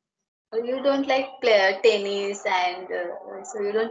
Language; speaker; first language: English; non-native, learner; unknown